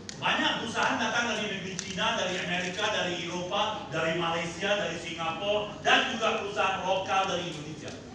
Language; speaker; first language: Indonesian; non-native, fluent; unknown